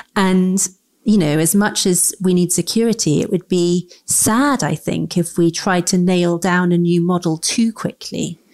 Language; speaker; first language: English; native; English